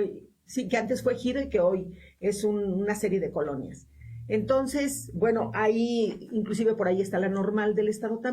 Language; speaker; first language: Spanish; native; Spanish